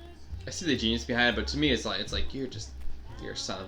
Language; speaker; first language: English; native; English